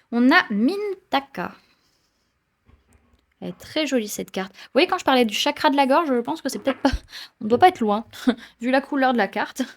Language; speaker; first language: French; native; French